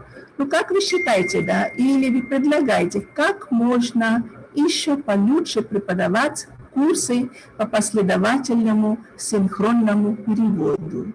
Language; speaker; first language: Russian; non-native, fluent; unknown